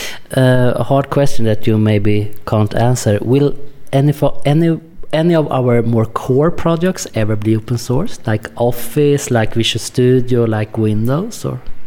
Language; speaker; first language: English; non-native, fluent; Swedish